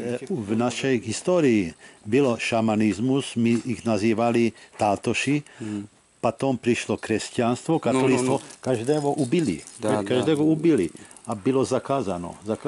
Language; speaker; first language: Russian; non-native, learner; Hungarian